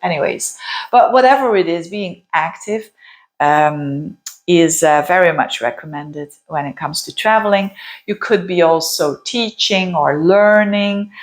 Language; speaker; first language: English; non-native, fluent; Dutch